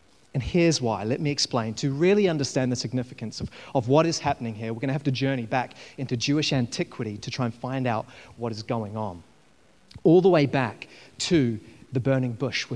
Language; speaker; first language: English; native; English